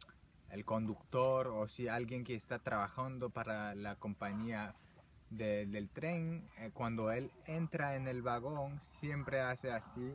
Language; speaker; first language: Spanish; non-native, fluent; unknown